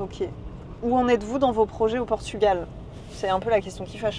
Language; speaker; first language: French; native; French